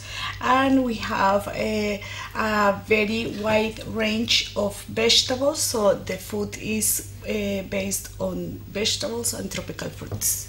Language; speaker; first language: English; non-native, fluent; Spanish